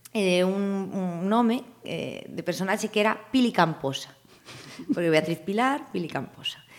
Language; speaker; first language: Galician; native; Galician